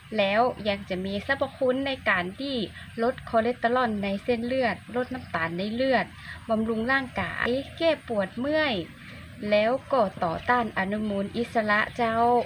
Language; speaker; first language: Thai; non-native, local second language; Iu Mien